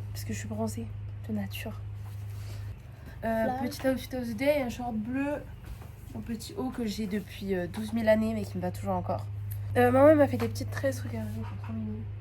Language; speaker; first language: French; native; French